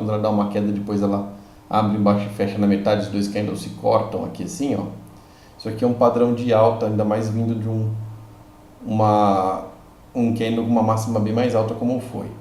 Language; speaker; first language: Portuguese; native; Portuguese